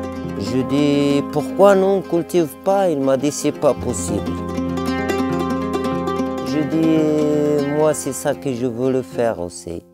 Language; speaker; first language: French; non-native, learner; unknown